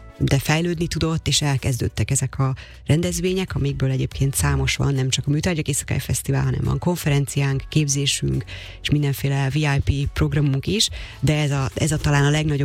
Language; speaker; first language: Hungarian; native; Hungarian